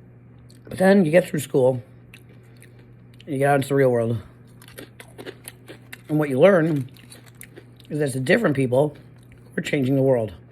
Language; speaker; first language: English; native; English